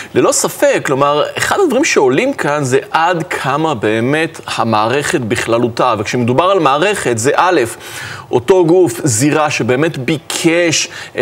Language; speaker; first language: Hebrew; native; Hebrew